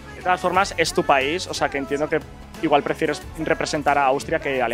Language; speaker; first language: Spanish; native; Spanish